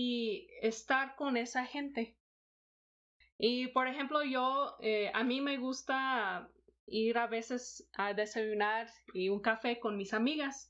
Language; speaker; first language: Spanish; non-native, fluent; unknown